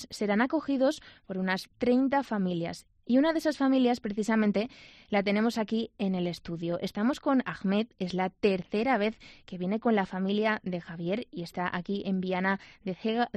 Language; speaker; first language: Spanish; native; Spanish